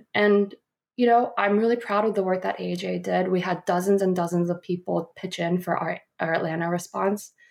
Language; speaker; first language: English; early bilingual, other home language; Korean